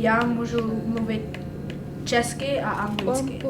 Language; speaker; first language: Czech; early bilingual, heritage; Czech